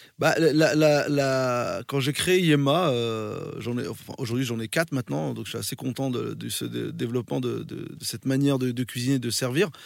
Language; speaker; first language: French; early bilingual, other home language; Arabic